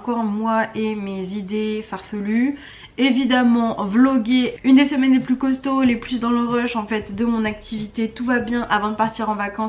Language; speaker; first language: French; native; French